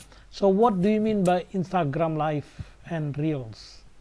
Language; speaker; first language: English; non-native, fluent; Indonesian